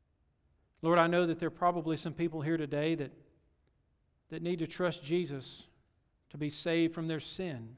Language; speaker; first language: English; native; English